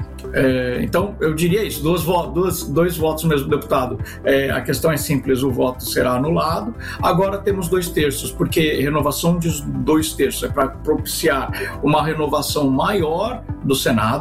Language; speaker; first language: Portuguese; native; Portuguese